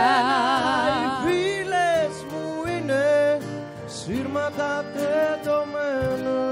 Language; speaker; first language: Greek; native; Greek